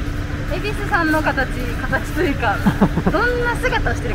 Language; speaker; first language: Japanese; native; Japanese